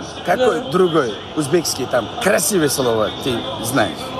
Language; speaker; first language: Russian; non-native, local second language; Uzbek